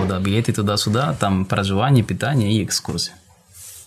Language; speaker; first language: Russian; non-native, fluent; Spanish